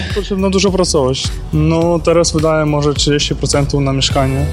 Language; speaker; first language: Polish; non-native, learner; Ukrainian